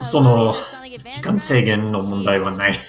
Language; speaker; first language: Japanese; non-native, learner; English